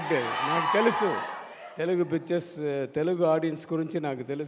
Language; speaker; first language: Telugu; non-native, learner; Tamil